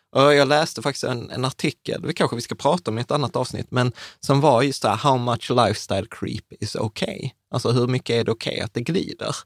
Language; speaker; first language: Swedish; early bilingual, other home language; Czech